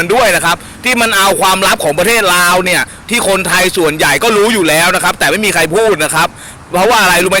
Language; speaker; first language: Thai; native; Thai